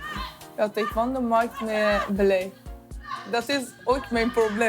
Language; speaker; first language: Dutch; non-native, learner; Persian